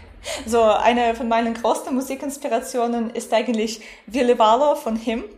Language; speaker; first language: German; non-native, fluent; Russian